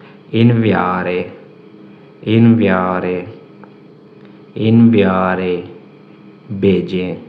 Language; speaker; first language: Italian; non-native, learner; Urdu